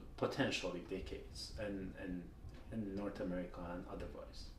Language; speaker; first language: English; non-native, fluent; Persian